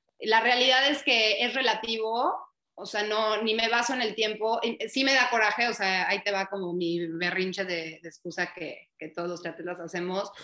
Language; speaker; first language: Spanish; native; Spanish